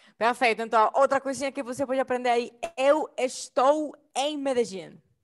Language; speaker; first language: Portuguese; non-native, fluent; Spanish